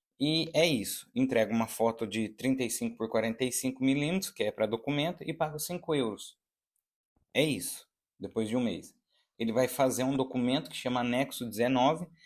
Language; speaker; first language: Portuguese; native; Portuguese